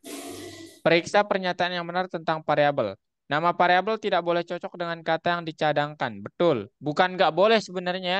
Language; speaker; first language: Indonesian; native; Indonesian